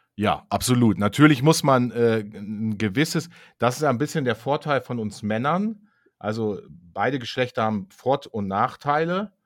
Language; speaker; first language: German; native; German